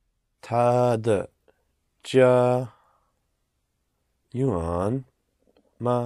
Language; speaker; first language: Chinese; non-native, learner; English